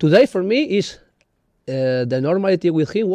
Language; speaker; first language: English; non-native, learner; Spanish